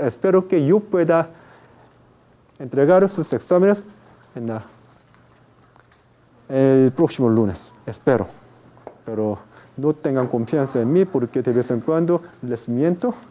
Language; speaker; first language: Spanish; non-native, fluent; Korean